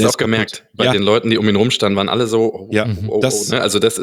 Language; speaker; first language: German; native; German